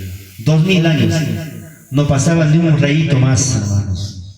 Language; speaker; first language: Spanish; native; Spanish